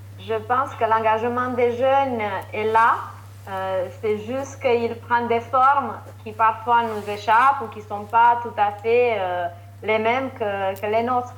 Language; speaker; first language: French; non-native, fluent; Romanian